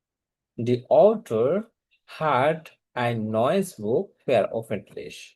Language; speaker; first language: German; non-native, fluent; Bangla